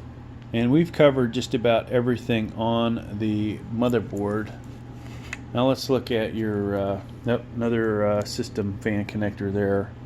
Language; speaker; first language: English; native; English